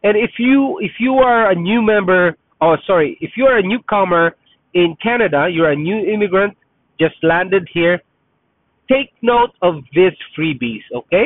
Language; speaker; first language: English; non-native, local second language; Filipino